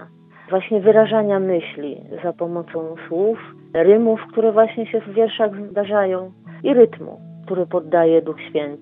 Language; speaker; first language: Polish; native; Polish